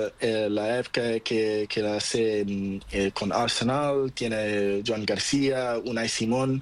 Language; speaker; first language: Spanish; non-native, learner; Portuguese